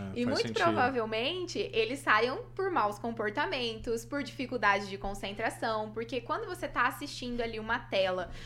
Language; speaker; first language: Portuguese; native; Portuguese